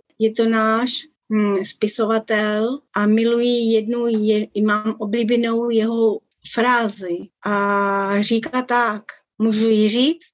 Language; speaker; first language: Czech; early bilingual, other home language; Spanish